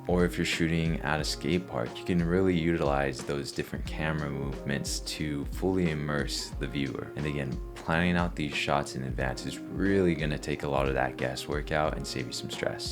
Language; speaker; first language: English; native; English